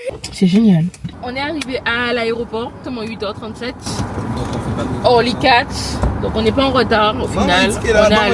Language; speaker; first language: French; native; French